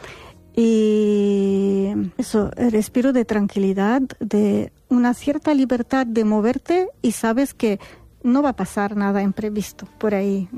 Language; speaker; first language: Spanish; non-native, fluent; Arabic